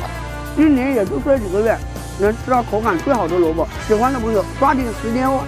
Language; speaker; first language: Chinese; native; Chinese